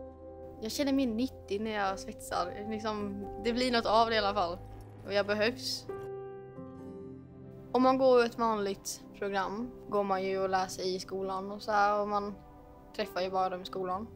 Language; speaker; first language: Swedish; native; Swedish